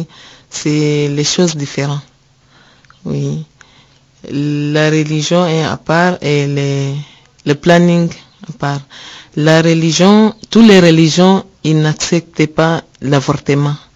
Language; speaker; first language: French; non-native, learner; Rundi